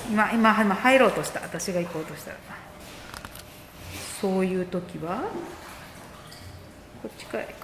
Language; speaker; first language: Japanese; native; Japanese